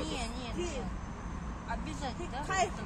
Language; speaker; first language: Russian; non-native, learner; Kyrgyz